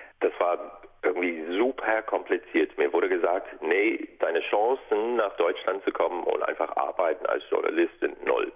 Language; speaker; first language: German; non-native, fluent; English